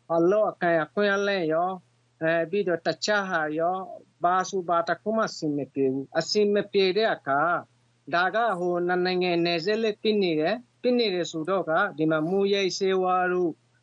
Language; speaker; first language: Burmese; non-native, local second language; Rohingya